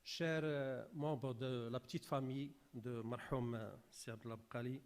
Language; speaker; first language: French; non-native, local second language; Arabic